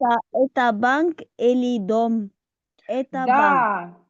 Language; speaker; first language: Russian; non-native, learner; Arabic